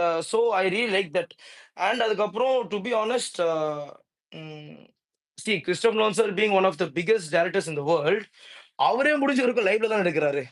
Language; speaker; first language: Tamil; native; Tamil